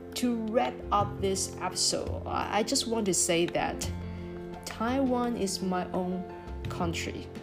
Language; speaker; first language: English; non-native, fluent; Chinese